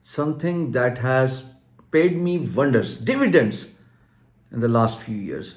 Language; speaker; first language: English; non-native, local second language; Urdu